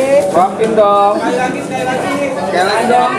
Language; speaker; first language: Indonesian; native; Indonesian